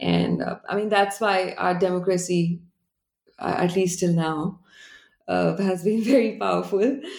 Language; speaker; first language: English; non-native, local second language; Hindi